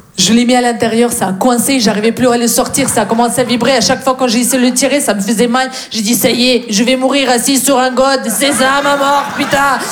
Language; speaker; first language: French; non-native, fluent; Russian